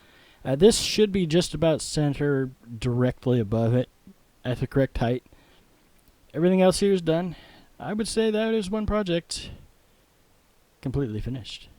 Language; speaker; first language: English; native; English